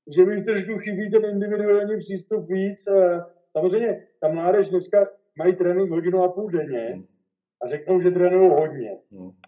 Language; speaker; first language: Czech; native; Czech